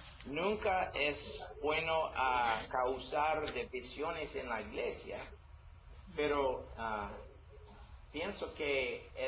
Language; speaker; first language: Spanish; non-native, learner; English